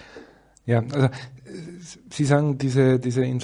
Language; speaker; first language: German; native; German